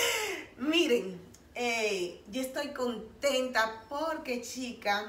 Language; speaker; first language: Spanish; native; Spanish